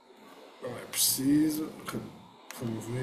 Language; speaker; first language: Portuguese; native; Portuguese